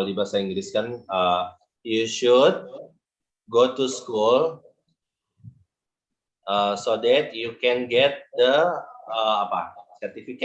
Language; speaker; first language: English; non-native, learner; Indonesian